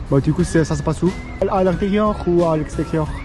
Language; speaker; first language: French; non-native, learner; Korean